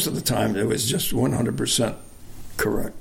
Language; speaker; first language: English; native; English